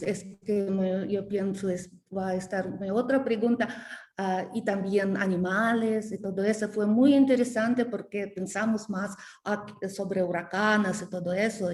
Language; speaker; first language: Spanish; non-native, learner; Russian